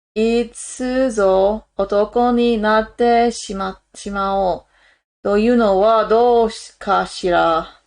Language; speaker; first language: Japanese; non-native, learner; English